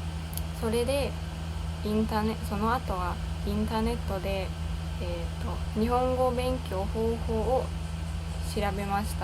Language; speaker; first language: Japanese; non-native, learner; German